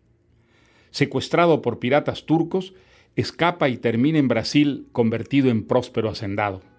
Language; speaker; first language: Spanish; native; Spanish